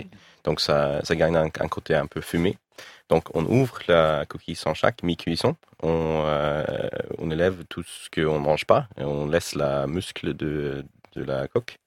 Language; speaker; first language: French; non-native, learner; Swedish